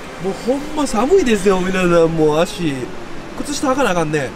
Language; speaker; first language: Japanese; native; Japanese